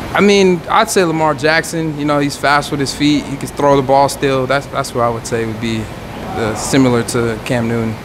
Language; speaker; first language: English; native; English